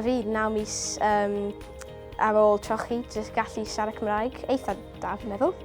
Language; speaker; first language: Welsh; non-native, local second language; English